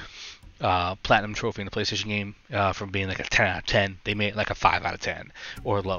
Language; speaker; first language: English; native; English